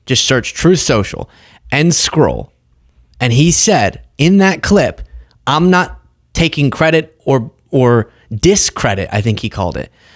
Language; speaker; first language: English; native; English